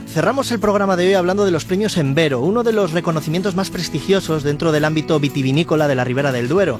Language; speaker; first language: Spanish; native; Spanish